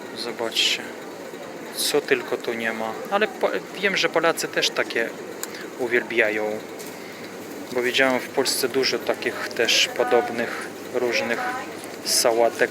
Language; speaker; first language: Polish; non-native, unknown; Ukrainian